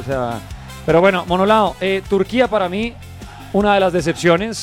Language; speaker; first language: Spanish; native; Spanish